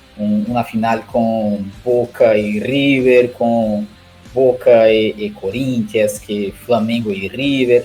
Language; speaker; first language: Spanish; non-native, learner; Portuguese